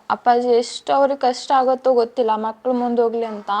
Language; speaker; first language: Kannada; native; Kannada